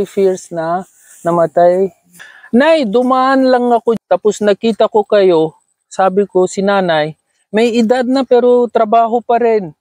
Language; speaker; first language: Filipino; non-native, learner; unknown